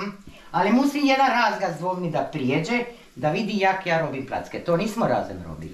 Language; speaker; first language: Polish; non-native, learner; Croatian